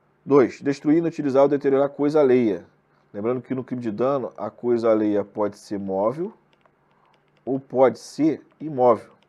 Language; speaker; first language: Portuguese; native; Portuguese